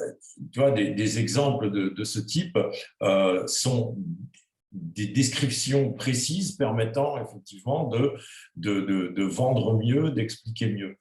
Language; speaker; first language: French; native; French